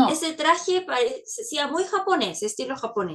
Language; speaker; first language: Spanish; non-native, fluent; Korean